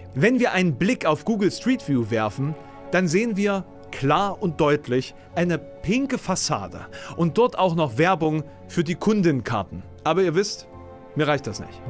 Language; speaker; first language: German; native; German